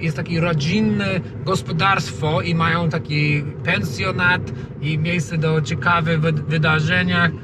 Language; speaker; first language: Polish; non-native, learner; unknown